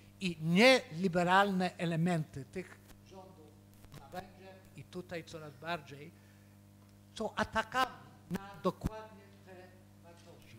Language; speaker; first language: Polish; early bilingual, heritage; Polish